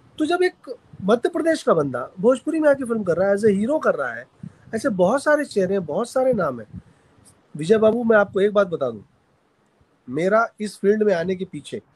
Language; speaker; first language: Hindi; native; Hindi